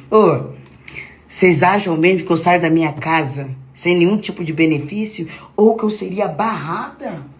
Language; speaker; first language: Portuguese; native; Portuguese